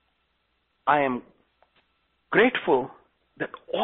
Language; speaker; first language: English; non-native, local second language; Gujarati